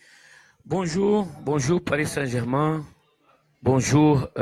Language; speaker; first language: French; non-native, fluent; Portuguese